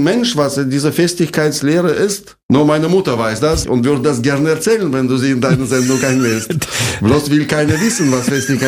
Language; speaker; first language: German; non-native, fluent; Russian